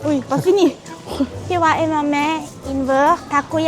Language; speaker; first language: French; non-native, learner; Thai